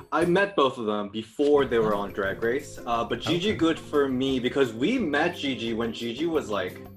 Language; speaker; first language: English; non-native, fluent; Korean